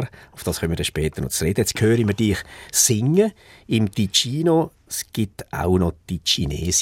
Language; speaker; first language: German; native; German